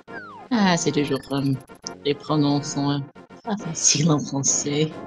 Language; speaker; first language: French; non-native, fluent; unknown